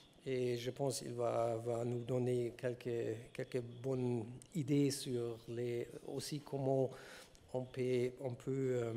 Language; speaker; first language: French; non-native, learner; German